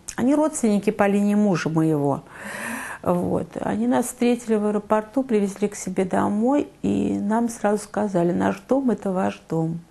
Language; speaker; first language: Russian; native; Russian